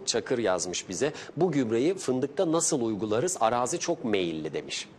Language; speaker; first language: Turkish; native; Turkish